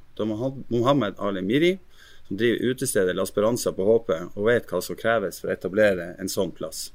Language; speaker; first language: Norwegian; native; Norwegian